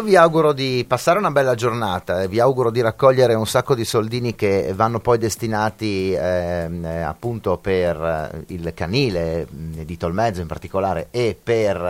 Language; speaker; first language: Italian; native; Italian